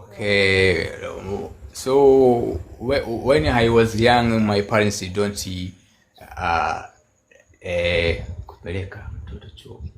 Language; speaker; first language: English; non-native, learner; Swahili